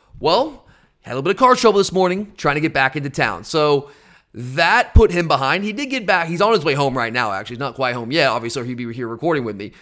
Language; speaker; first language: English; native; English